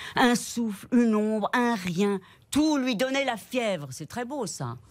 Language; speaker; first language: French; non-native, fluent; Spanish